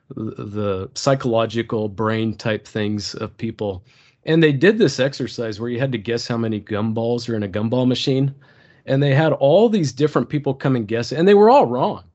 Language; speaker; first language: English; early bilingual, other home language; Turkish